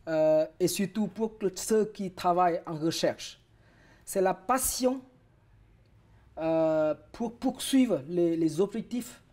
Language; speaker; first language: French; non-native, fluent; Vietnamese